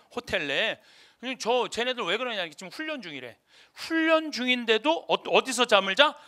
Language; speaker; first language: Korean; native; Korean